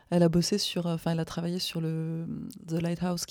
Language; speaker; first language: French; native; French